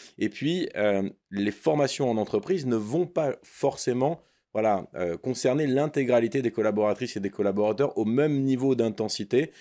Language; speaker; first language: French; native; French